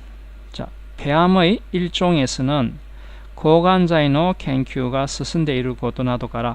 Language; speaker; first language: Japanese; non-native, fluent; Korean